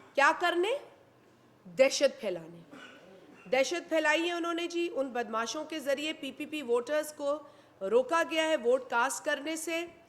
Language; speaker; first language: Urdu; non-native, local second language; Sindhi